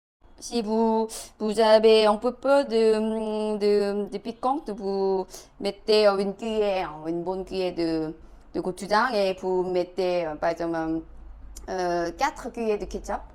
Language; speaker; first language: French; non-native, fluent; Korean